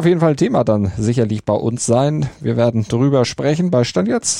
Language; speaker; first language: German; native; German